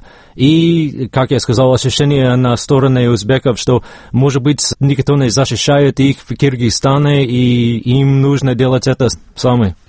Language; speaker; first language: Russian; non-native, fluent; English